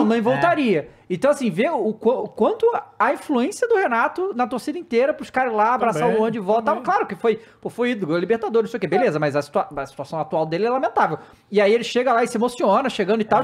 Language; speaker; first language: Portuguese; native; Portuguese